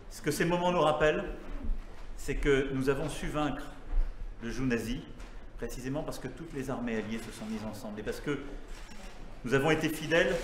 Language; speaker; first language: French; native; French